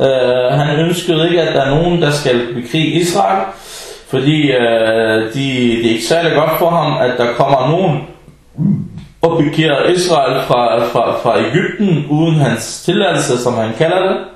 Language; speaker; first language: Danish; early bilingual, other home language; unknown